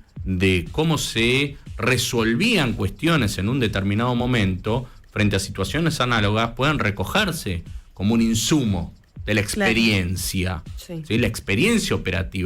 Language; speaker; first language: Spanish; native; Spanish